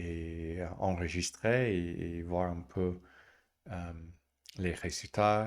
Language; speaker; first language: French; non-native, learner; English